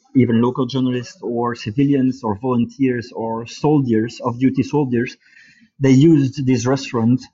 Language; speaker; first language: English; non-native, fluent; Dutch